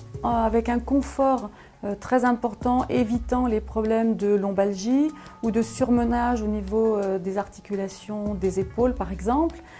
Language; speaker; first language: French; native; French